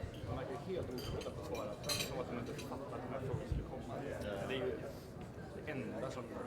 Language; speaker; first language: Swedish; native; Swedish